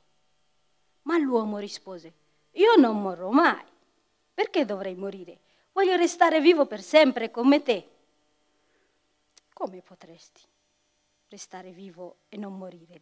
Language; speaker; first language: Italian; non-native, fluent; Tigrinya